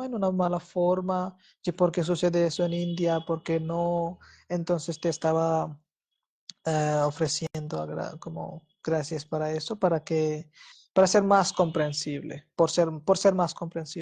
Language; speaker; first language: Spanish; non-native, fluent; Hindi